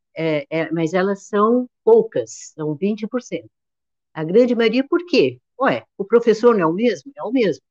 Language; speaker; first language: Portuguese; native; Portuguese